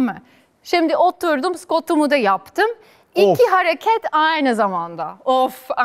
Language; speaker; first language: Turkish; non-native, fluent; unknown